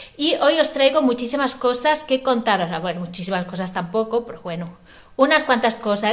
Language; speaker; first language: Spanish; non-native, local second language; Catalan